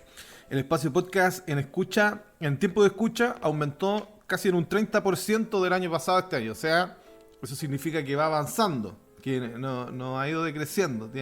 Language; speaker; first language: Spanish; native; Spanish